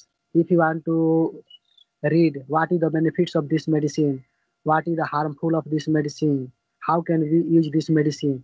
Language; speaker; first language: English; non-native, learner; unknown